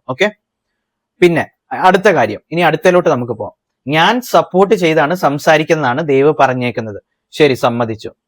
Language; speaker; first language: Malayalam; early bilingual, heritage; Malayalam